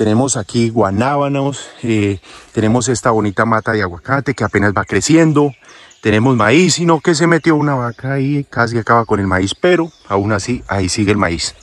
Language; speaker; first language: Spanish; native; Spanish